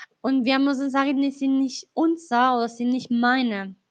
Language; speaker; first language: German; non-native, fluent; Spanish